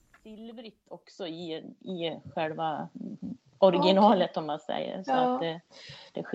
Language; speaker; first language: Swedish; native; Swedish